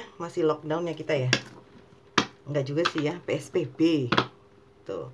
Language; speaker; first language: Indonesian; native; Indonesian